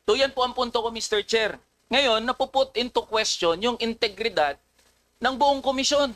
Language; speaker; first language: Filipino; native; Filipino